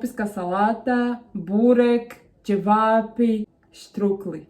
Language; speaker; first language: Bosnian; non-native, learner; Portuguese